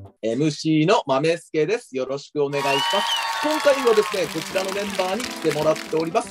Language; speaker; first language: Japanese; native; Japanese